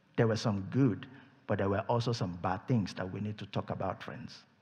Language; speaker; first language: English; non-native, local second language; Yoruba